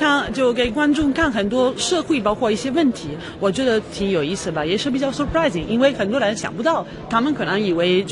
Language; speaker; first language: Chinese; non-native, fluent; Italian